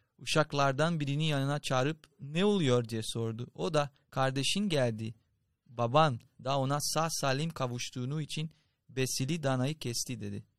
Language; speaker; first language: Turkish; non-native, fluent; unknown